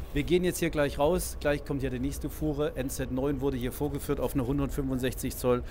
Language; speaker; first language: German; native; German